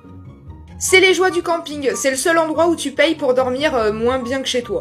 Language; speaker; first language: French; native; French